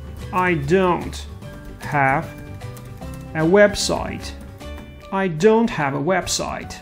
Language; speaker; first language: English; non-native, fluent; Russian